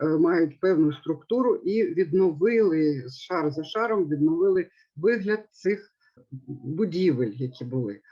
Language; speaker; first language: Ukrainian; native; Ukrainian